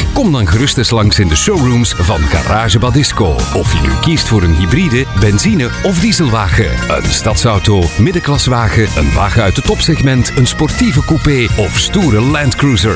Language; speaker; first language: Dutch; native; Dutch